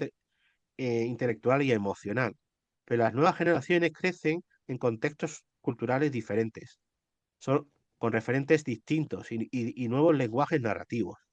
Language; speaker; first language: Spanish; native; Spanish